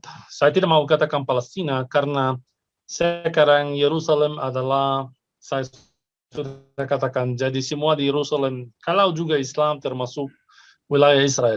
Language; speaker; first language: Indonesian; non-native, fluent; Arabic